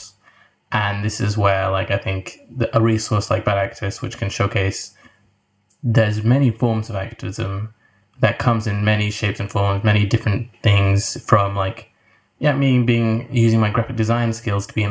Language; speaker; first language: English; native; English